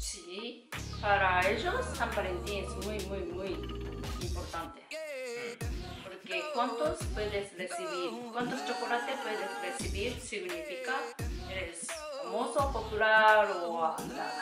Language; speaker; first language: Spanish; non-native, learner; Japanese